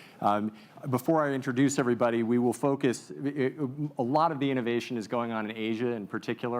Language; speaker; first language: English; native; English